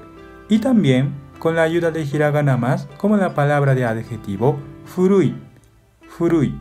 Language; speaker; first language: Spanish; non-native, fluent; Japanese